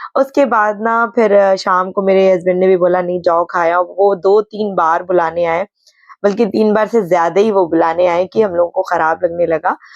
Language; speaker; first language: Hindi; native; Hindi